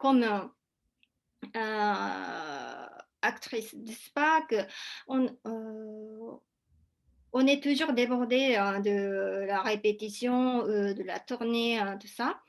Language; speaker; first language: French; non-native, fluent; Japanese